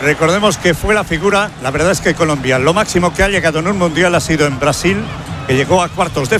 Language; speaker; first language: Spanish; native; Spanish